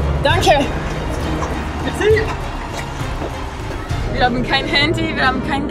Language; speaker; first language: German; non-native, local second language; French